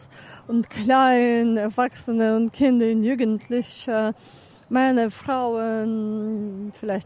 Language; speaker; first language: German; non-native, fluent; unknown